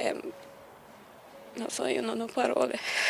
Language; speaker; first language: Italian; non-native, fluent; Russian